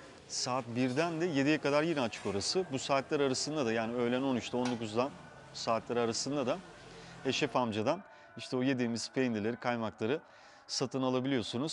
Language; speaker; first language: Turkish; native; Turkish